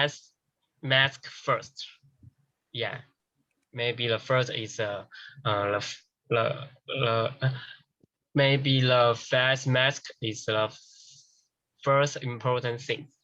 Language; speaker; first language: English; non-native, learner; Chinese